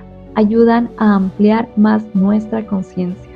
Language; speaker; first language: Spanish; native; Spanish